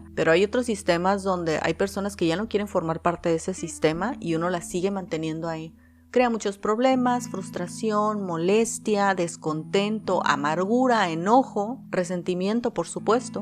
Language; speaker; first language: Spanish; native; Spanish